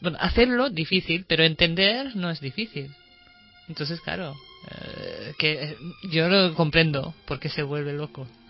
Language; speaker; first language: Spanish; non-native, fluent; Japanese